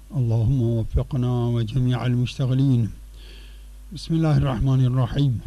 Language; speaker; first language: Arabic; non-native, fluent; Urdu